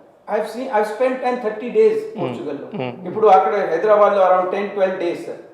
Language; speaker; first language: Telugu; non-native, local second language; Hindi